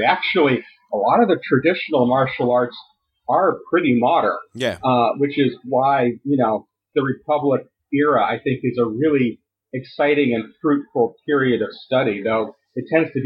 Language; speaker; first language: English; native; English